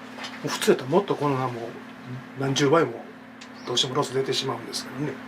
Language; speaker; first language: Japanese; native; Japanese